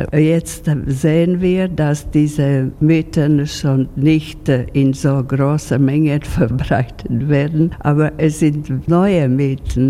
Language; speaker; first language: German; non-native, fluent; Slovak